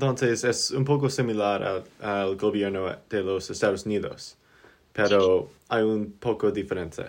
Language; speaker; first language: Spanish; non-native, learner; English